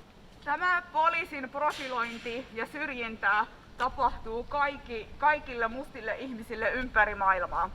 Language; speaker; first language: Finnish; early bilingual, other home language; Somali